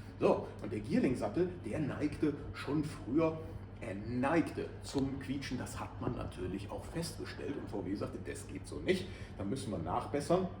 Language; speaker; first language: German; native; German